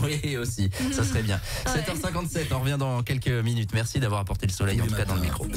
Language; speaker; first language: French; native; French